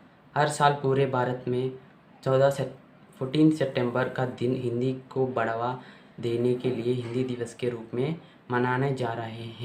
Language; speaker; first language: Hindi; non-native, local second language; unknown